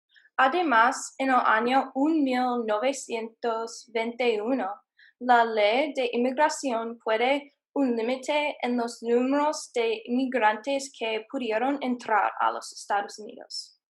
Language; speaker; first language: Spanish; non-native, learner; English